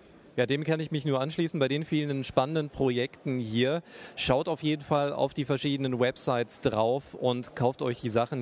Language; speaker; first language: German; native; German